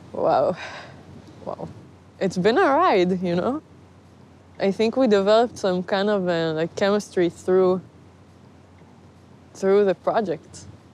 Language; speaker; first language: English; non-native, fluent; Hebrew